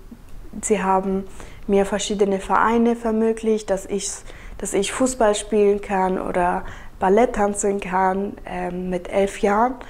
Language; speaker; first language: German; early bilingual, other home language; Kurdish